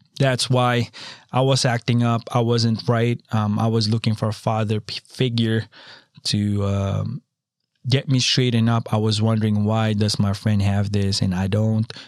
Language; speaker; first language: English; non-native, local second language; Filipino